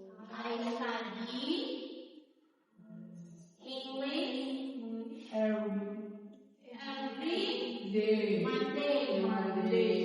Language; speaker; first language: English; non-native, learner; Indonesian